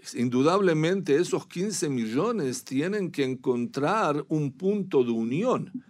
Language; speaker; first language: Spanish; native; Spanish